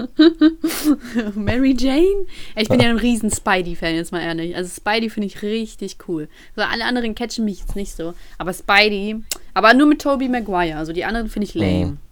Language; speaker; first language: German; early bilingual, other home language; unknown